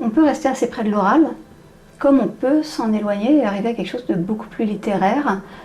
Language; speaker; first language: French; native; French